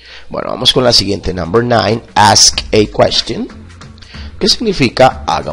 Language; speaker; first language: Spanish; native; Spanish